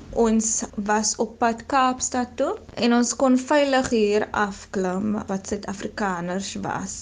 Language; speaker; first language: Afrikaans; native; Afrikaans